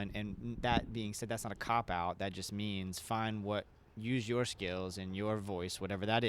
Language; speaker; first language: English; native; English